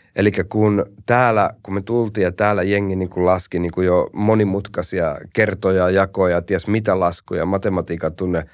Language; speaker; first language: Finnish; early bilingual, heritage; Finnish